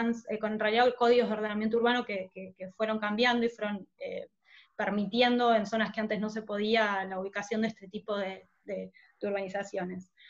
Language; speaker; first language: Spanish; native; Spanish